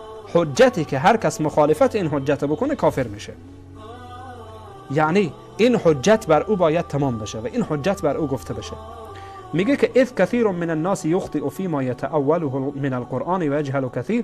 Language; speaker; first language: Persian; native; Persian